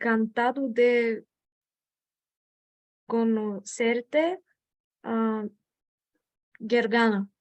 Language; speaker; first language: Spanish; non-native, learner; Bulgarian